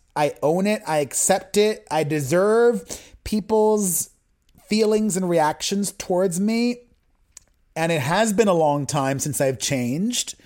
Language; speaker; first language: English; native; English